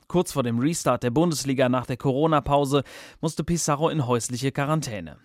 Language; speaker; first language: German; native; German